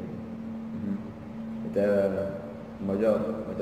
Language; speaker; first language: Hungarian; non-native, learner; Swedish